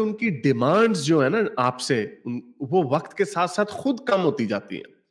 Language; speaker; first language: Hindi; native; Hindi